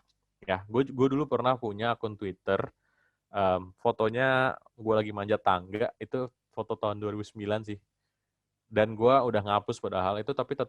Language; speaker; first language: Indonesian; native; Indonesian